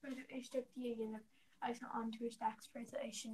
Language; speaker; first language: Irish; non-native, learner; English